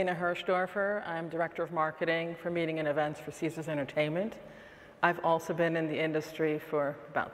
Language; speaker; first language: English; non-native, fluent; Dutch